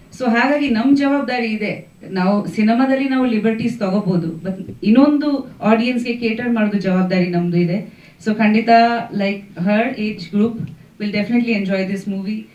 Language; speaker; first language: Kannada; non-native, fluent; Bangla